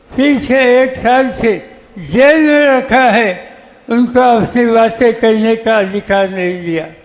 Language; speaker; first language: Hindi; non-native, local second language; Marathi